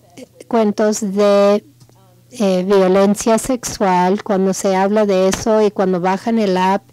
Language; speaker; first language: Spanish; non-native, fluent; English